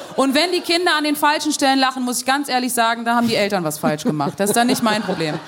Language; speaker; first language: German; native; German